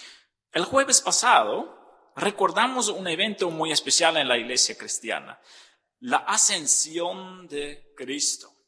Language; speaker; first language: Spanish; non-native, fluent; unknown